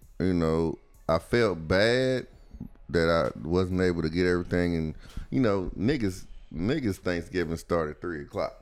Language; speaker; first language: English; native; English